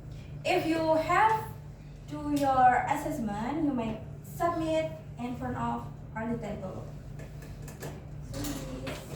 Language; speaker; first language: English; non-native, learner; Indonesian